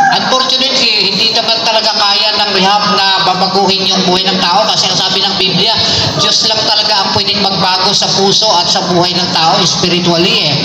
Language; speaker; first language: Filipino; non-native, local second language; Cebuano